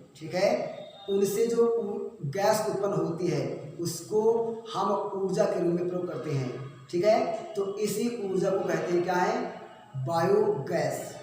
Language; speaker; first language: Hindi; native; Hindi